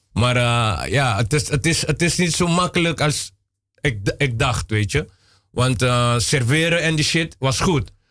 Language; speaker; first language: Dutch; non-native, local second language; Papiamento